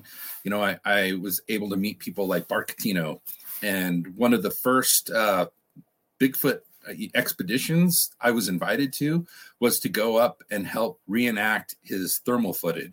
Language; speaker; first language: English; native; English